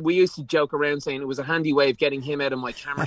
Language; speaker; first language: English; native; English